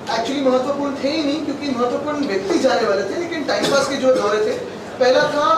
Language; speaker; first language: Hindi; non-native, local second language; Marathi